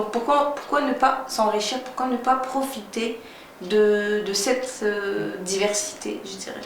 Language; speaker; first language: French; non-native, local second language; Arabic